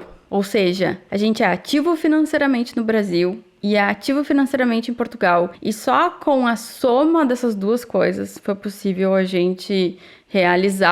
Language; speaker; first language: Portuguese; native; Portuguese